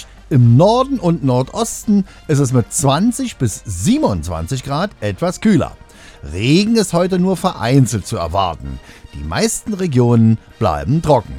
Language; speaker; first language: German; native; German